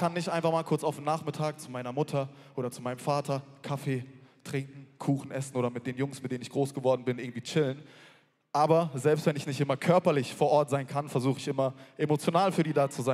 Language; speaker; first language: German; native; German